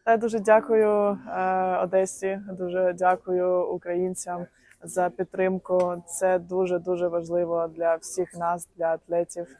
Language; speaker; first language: Ukrainian; non-native, local second language; Russian